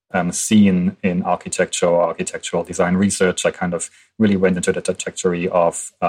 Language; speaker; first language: English; non-native, fluent; German